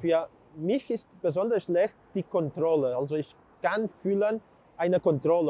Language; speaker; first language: German; non-native, fluent; Catalan